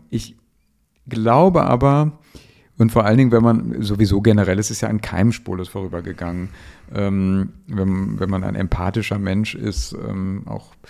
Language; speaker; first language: German; native; German